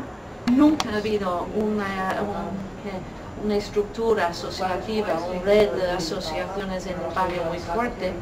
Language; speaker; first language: Spanish; non-native, fluent; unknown